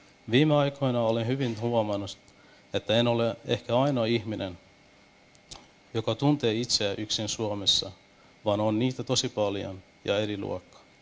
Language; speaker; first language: Finnish; non-native, fluent; Persian